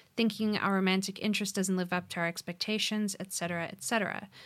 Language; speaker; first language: English; native; English